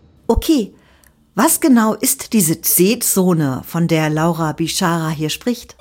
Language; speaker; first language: German; native; German